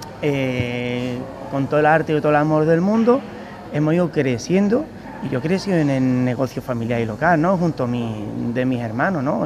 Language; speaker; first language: Spanish; native; Spanish